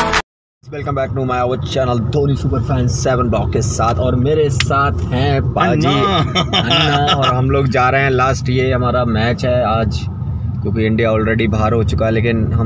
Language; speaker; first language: Hindi; native; Hindi